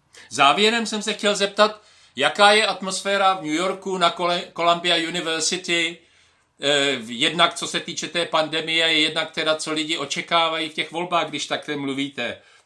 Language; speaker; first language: Czech; native; Czech